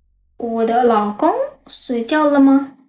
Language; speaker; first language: Chinese; non-native, learner; Indonesian